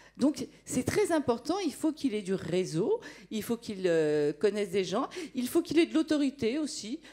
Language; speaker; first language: French; native; French